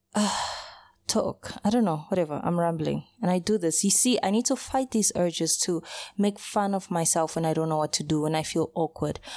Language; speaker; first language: English; early bilingual, other home language; Portuguese